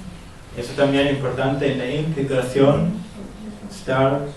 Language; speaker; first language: Spanish; non-native, fluent; German